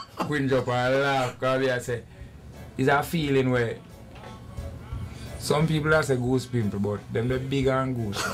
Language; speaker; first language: English; non-native, local second language; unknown